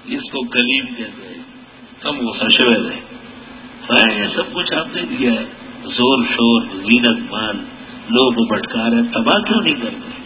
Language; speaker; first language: Urdu; non-native, local second language; Pashto